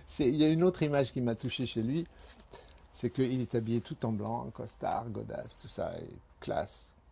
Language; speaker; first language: French; early bilingual, other home language; Spanish